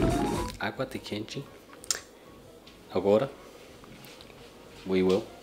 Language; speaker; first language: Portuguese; non-native, learner; English